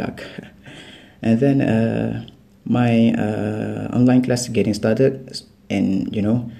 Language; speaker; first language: English; non-native, local second language; Malay